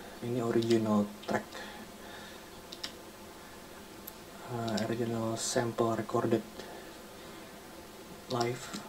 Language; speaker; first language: English; non-native, fluent; Indonesian